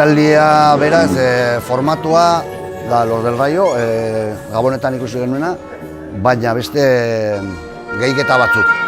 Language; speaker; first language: Basque; non-native, local second language; Spanish